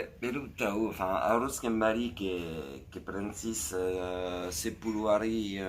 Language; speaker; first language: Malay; non-native, learner; French